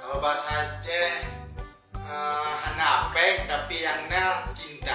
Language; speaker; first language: Indonesian; non-native, local second language; Achinese